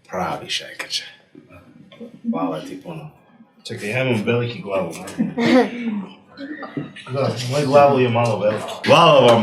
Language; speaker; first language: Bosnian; non-native, learner; English